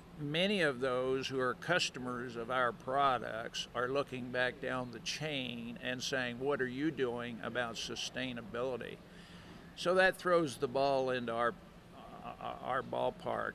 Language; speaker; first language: English; native; English